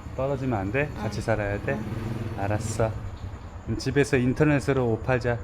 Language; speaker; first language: Korean; native; Korean